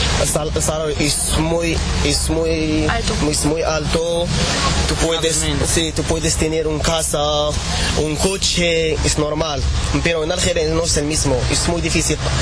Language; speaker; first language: Spanish; non-native, learner; Arabic